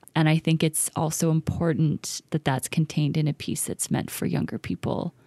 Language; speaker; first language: English; native; English